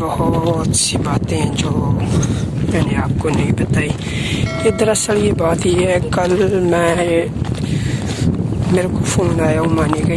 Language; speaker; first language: Hindi; non-native, local second language; Punjabi